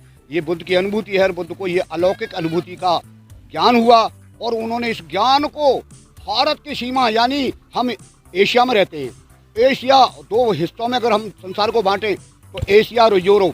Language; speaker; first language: Hindi; native; Hindi